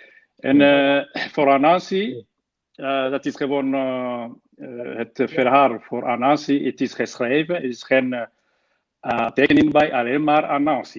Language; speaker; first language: Dutch; non-native, fluent; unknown